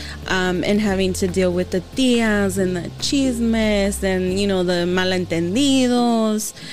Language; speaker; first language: English; early bilingual, other home language; Spanish